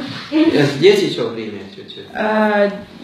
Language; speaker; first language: Russian; non-native, fluent; Thai